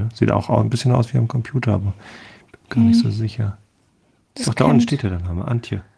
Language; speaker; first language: German; native; German